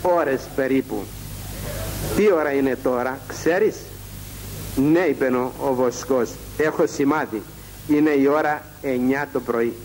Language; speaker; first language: Greek; native; Greek